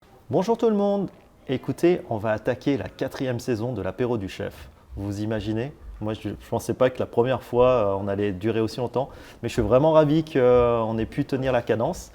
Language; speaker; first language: French; native; French